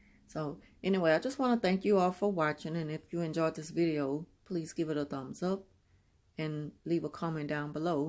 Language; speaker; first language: English; native; English